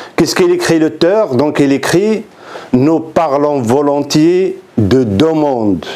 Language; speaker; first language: French; non-native, local second language; Arabic